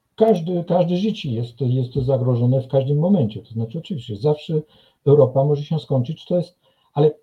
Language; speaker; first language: Polish; non-native, fluent; French